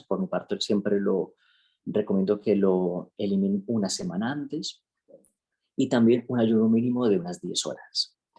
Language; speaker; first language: Spanish; native; Spanish